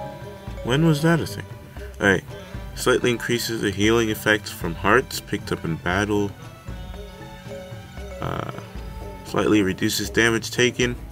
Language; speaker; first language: English; native; English